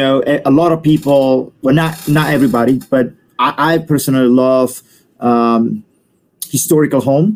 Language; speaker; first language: English; non-native, fluent; Indonesian